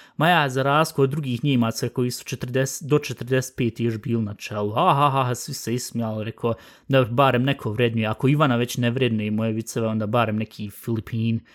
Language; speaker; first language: Bosnian; early bilingual, heritage; Bosnian